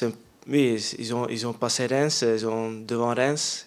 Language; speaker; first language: French; non-native, learner; Dutch